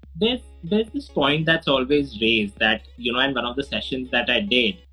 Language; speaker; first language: English; non-native, local second language; Hindi